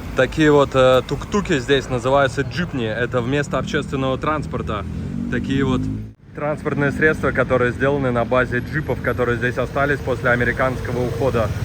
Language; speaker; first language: Russian; native; Russian